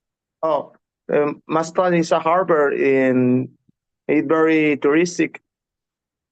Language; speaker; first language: English; non-native, learner; Spanish